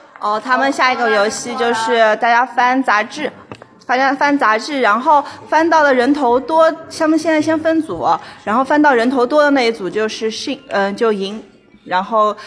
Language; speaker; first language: Chinese; native; Chinese